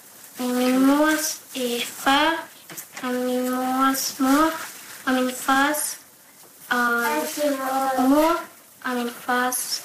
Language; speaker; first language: Danish; early bilingual, heritage; Danish